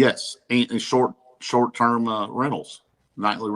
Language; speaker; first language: English; native; English